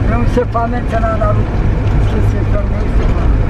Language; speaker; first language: French; non-native, learner; Arabic